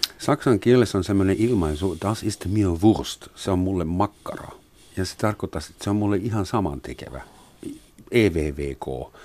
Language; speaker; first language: Finnish; non-native, fluent; German